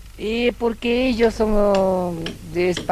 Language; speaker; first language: Spanish; non-native, local second language; Quechua